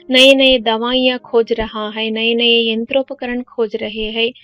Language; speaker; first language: Hindi; non-native, local second language; Kannada